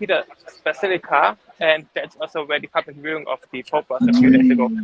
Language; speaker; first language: English; non-native, fluent; German